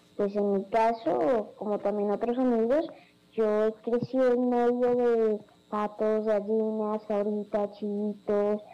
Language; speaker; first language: Spanish; native; Spanish